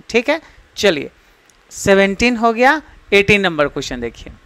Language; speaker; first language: Hindi; native; Hindi